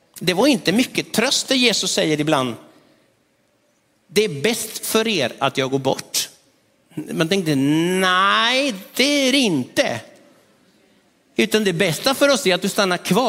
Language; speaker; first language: Swedish; non-native, fluent; Spanish